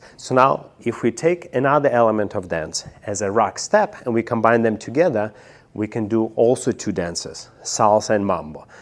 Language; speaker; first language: English; non-native, fluent; Russian